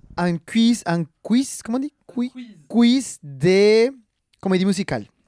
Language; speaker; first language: French; non-native, fluent; Spanish